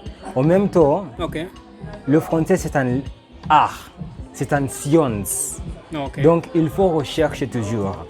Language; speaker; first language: French; non-native, learner; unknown